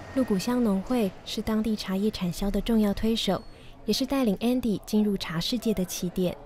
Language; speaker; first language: Chinese; native; Chinese